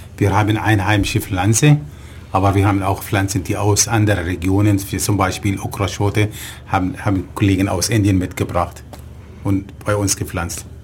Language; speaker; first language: German; non-native, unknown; Arabic